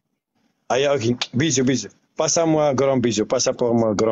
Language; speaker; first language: French; non-native, learner; Arabic